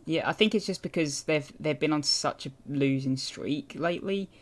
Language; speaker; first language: English; native; English